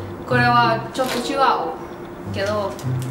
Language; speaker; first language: Japanese; non-native, learner; Spanish